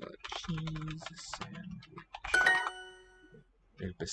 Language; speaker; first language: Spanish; non-native, learner; English